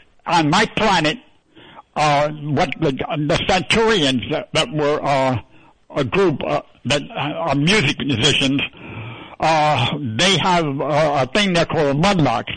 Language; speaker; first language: English; native; English